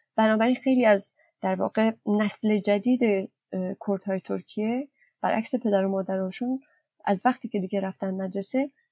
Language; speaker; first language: Persian; non-native, local second language; Kurdish